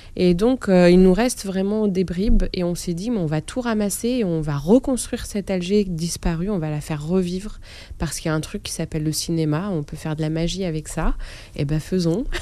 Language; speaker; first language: French; non-native, local second language; Arabic